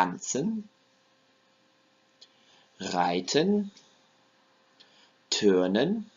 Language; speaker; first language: German; non-native, fluent; English